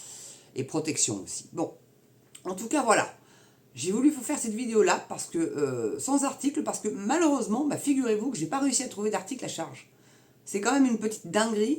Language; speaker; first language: French; native; French